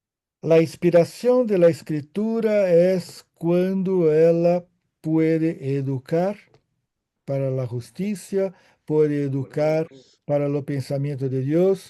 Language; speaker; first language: Spanish; non-native, fluent; Portuguese